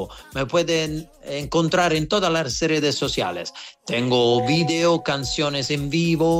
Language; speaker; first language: Spanish; non-native, learner; Italian